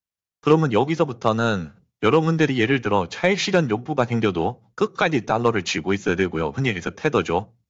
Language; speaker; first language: Korean; native; Korean